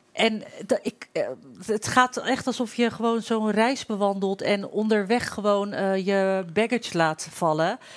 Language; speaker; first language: Dutch; early bilingual, other home language; Turkish